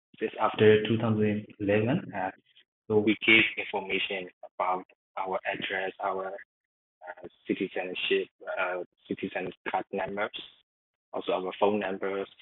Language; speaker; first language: English; non-native, learner; Burmese